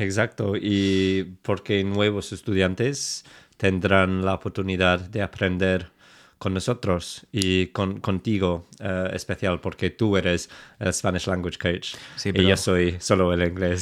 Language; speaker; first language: Spanish; non-native, fluent; English